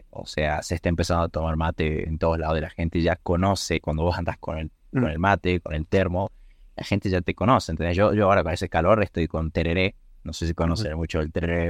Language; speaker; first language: Spanish; native; Spanish